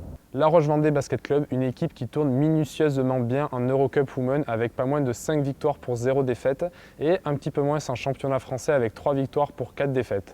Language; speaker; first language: French; native; French